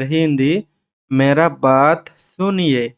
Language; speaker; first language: Hindi; non-native, learner; Bangla